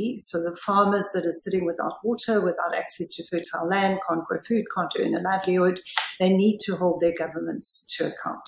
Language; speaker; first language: English; native; English